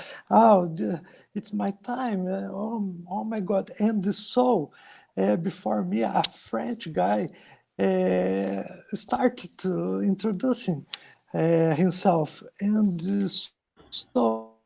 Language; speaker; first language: English; non-native, learner; Portuguese